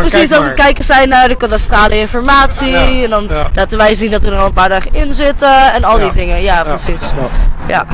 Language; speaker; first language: Dutch; native; Dutch